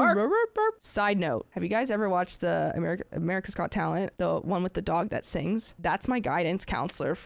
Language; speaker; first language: English; native; English